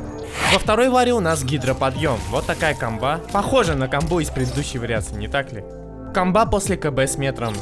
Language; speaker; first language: Russian; native; Russian